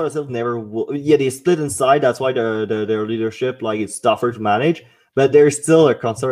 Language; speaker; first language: English; non-native, fluent; French